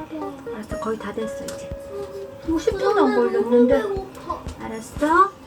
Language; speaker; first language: Korean; native; Korean